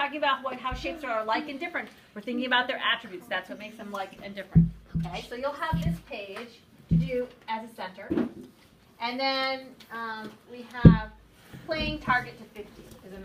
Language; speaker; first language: English; native; English